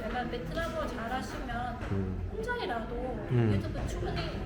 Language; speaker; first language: Korean; non-native, fluent; Vietnamese